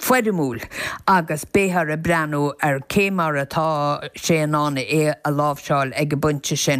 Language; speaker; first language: Irish; native; Irish